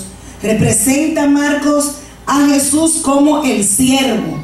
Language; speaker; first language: Spanish; native; Spanish